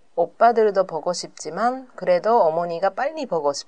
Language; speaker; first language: Korean; non-native, learner; Japanese